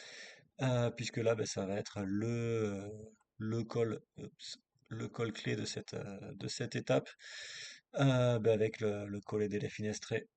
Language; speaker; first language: French; native; French